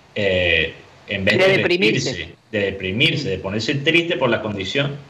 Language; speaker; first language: Spanish; early bilingual, heritage; Spanish